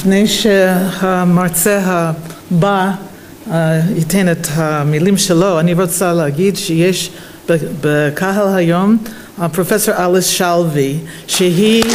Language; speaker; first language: Hebrew; non-native, fluent; English